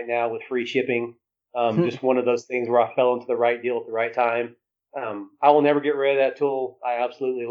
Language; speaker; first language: English; native; English